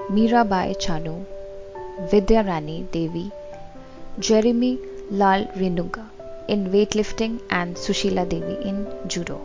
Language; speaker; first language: Hindi; non-native, local second language; Assamese